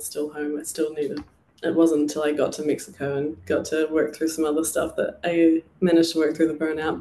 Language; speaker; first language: English; native; English